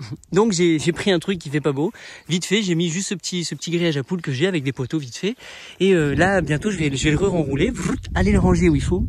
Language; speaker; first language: French; native; French